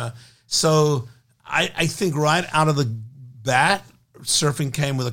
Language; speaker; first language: English; native; English